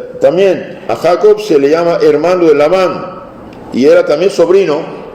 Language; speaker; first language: Spanish; non-native, fluent; Aramaic